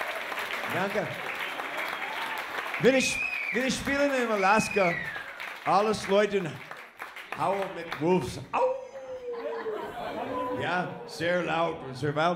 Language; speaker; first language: German; non-native, learner; English